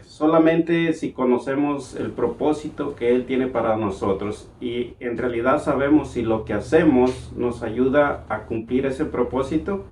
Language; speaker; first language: Spanish; native; Spanish